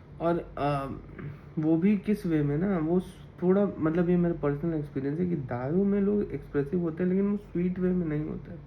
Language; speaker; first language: Hindi; non-native, local second language; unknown